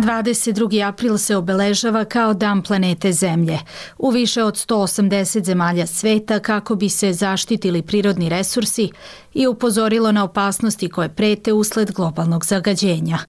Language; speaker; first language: Serbian; native; Serbian